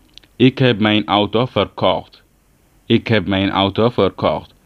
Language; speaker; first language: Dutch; non-native, learner; Tigrinya